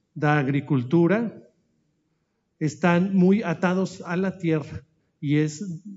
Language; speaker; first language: Spanish; native; Spanish